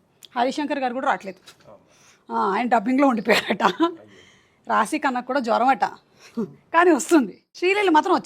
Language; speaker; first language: Telugu; native; Telugu